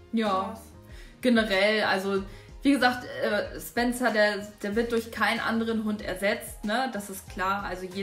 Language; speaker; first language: German; native; German